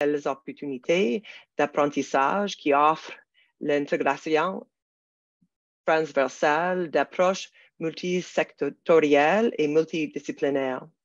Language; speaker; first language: French; non-native, local second language; English